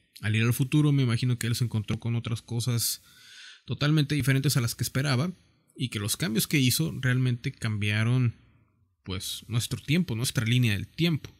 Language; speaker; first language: Spanish; native; Spanish